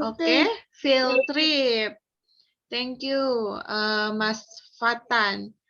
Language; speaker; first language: English; non-native, fluent; Indonesian